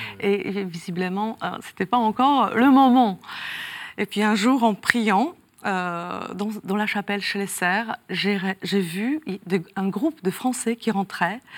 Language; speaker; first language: French; non-native, fluent; Polish